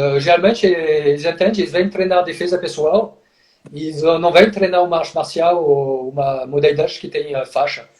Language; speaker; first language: Portuguese; non-native, fluent; French